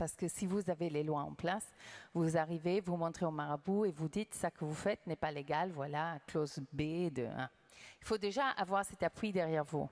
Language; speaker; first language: French; non-native, fluent; English